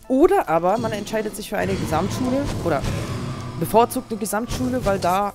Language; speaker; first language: German; native; German